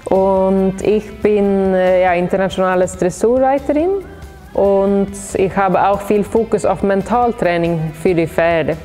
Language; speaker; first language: German; non-native, fluent; Swedish